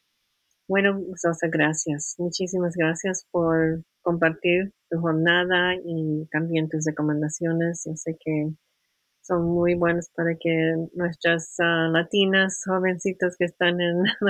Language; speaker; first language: Spanish; early bilingual, heritage; Spanish